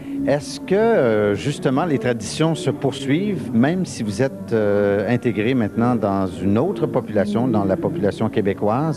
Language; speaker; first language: French; native; French